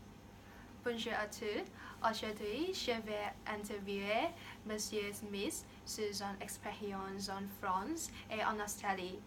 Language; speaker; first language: French; non-native, learner; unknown